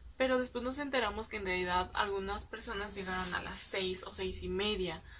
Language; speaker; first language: Spanish; native; Spanish